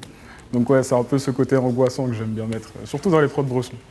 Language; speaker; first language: French; native; French